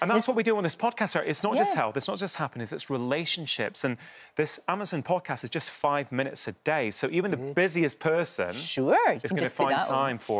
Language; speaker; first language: English; native; English